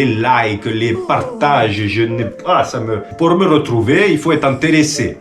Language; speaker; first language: French; non-native, fluent; Romanian